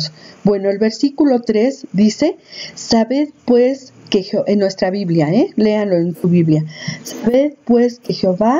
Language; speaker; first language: Spanish; native; Spanish